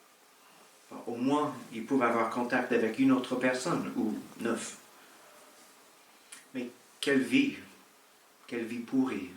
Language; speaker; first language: French; native; French